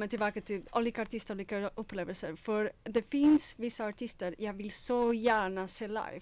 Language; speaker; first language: Swedish; non-native, fluent; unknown